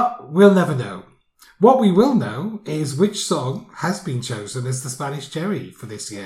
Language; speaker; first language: English; native; English